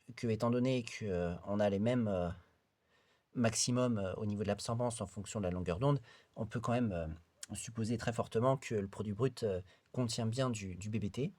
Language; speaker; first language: French; native; French